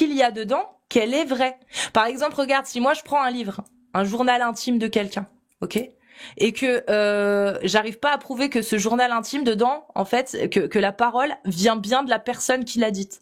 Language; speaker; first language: French; native; French